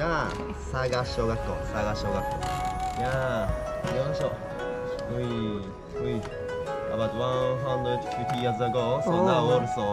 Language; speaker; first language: English; non-native, learner; Japanese